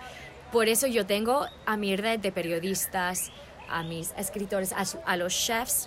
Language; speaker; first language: Spanish; early bilingual, heritage; English